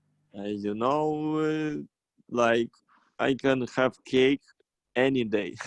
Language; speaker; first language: English; non-native, fluent; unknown